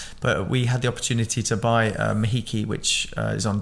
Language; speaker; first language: English; native; English